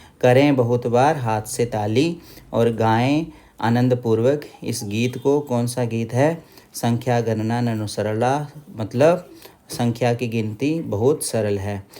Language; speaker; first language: Hindi; native; Hindi